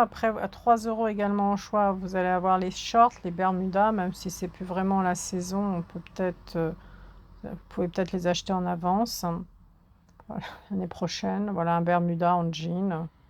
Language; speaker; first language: French; native; French